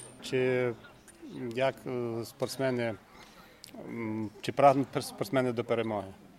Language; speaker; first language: Ukrainian; native; Ukrainian